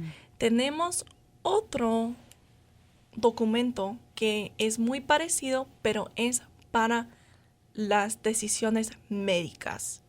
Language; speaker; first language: Spanish; non-native, fluent; English